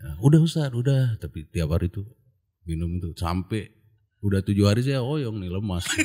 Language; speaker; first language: Indonesian; non-native, local second language; Achinese